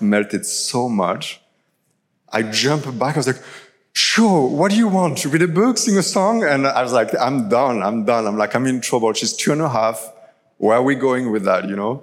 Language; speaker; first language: English; non-native, fluent; French